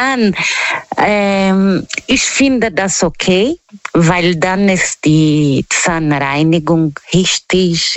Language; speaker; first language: German; non-native, learner; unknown